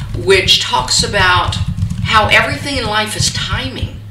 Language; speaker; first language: English; native; English